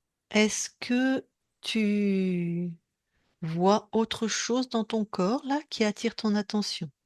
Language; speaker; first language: French; native; French